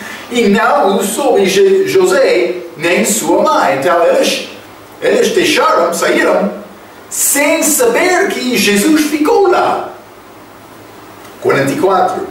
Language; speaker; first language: Portuguese; non-native, fluent; English